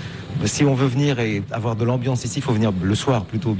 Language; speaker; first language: French; native; French